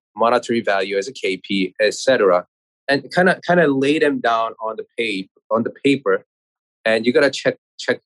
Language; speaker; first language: English; non-native, fluent; Korean